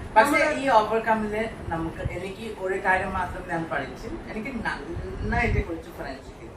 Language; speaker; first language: Malayalam; non-native, learner; Assamese